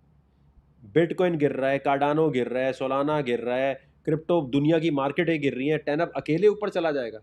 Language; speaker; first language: Urdu; native; Urdu